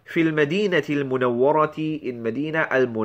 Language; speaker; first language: Arabic; non-native, fluent; English